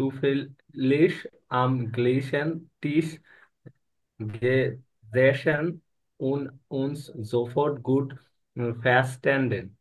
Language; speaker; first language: German; non-native, learner; Bangla